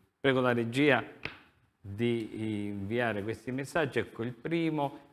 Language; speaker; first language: Italian; native; Italian